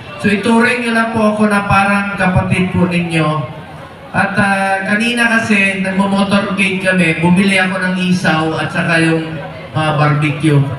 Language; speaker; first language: Filipino; non-native, local second language; Cebuano